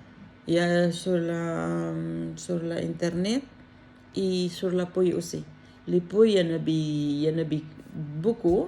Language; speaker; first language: French; non-native, learner; Filipino